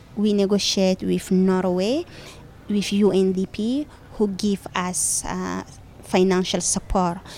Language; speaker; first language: English; non-native, fluent; Fula